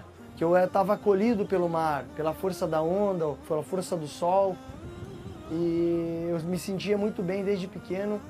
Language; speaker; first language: Portuguese; early bilingual, other home language; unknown